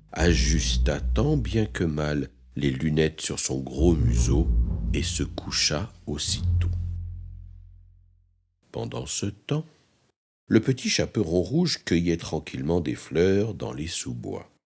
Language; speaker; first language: French; native; French